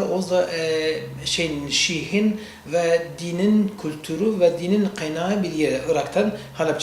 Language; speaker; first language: Turkish; non-native, learner; Central Kurdish